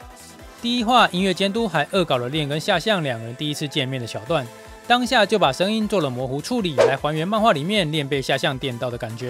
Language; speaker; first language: Chinese; native; Chinese